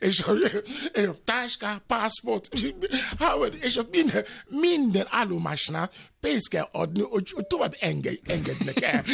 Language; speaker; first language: Hungarian; non-native, learner; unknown